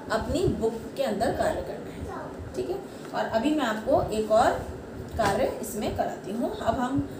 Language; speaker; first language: Hindi; native; Hindi